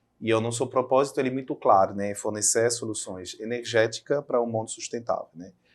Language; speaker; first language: Portuguese; non-native, fluent; French